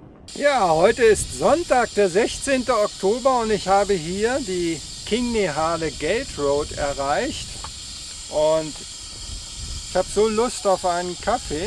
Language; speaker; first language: German; native; German